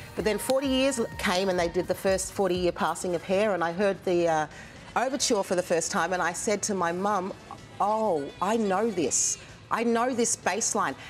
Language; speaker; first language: English; native; English